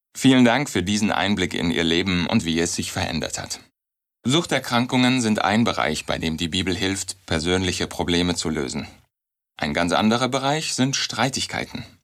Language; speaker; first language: German; native; German